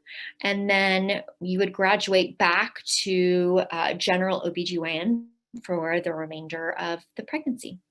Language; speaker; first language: English; native; English